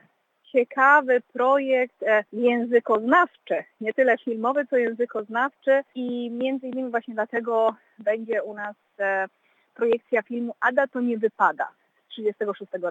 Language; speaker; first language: Polish; native; Polish